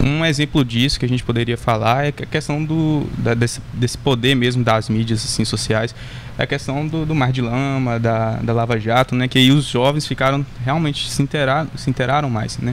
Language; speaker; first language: Portuguese; native; Portuguese